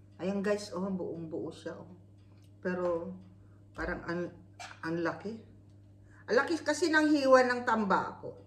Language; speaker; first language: Filipino; non-native, local second language; Iloko